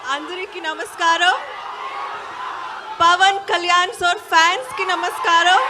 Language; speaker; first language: Telugu; non-native, learner; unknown